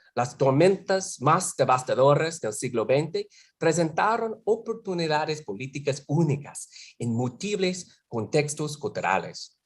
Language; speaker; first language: Spanish; non-native, fluent; English